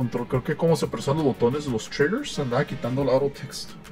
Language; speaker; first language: Spanish; native; Spanish